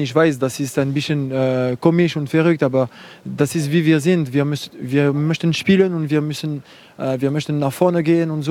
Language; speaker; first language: German; non-native, fluent; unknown